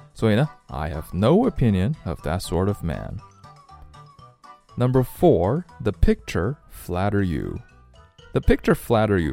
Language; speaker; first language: English; non-native, fluent; Chinese